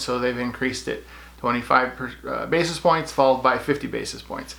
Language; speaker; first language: English; native; English